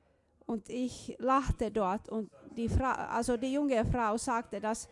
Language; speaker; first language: German; non-native, fluent; Finnish